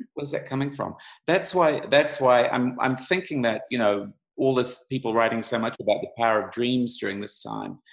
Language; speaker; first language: English; native; English